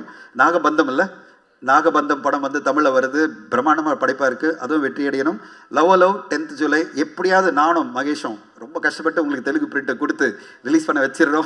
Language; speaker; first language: Tamil; native; Tamil